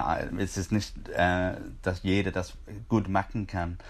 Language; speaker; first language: German; non-native, fluent; English